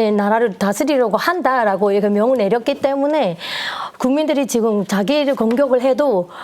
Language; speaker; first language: Korean; non-native, fluent; Burmese